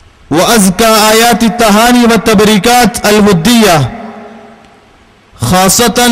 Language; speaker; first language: Arabic; non-native, fluent; Malayalam